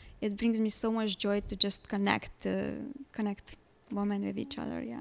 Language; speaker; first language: English; non-native, fluent; Lithuanian